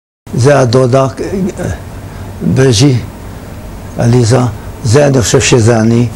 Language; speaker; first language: Hebrew; non-native, fluent; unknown